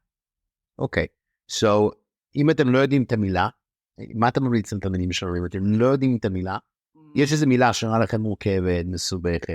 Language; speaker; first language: Hebrew; native; Hebrew